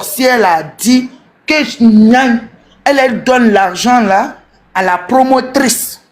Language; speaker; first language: French; non-native, local second language; Bambara